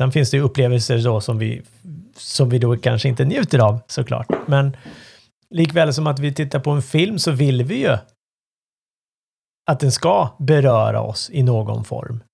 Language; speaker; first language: Swedish; native; Swedish